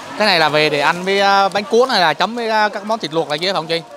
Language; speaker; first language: Vietnamese; native; Vietnamese